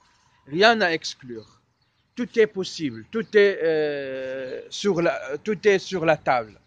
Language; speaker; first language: French; non-native, fluent; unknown